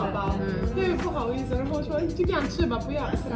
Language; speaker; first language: Chinese; non-native, fluent; Arabic